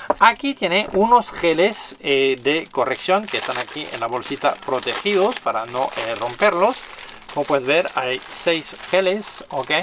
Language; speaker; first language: Spanish; non-native, fluent; French